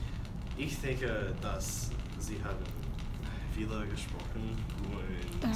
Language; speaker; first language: German; non-native, learner; English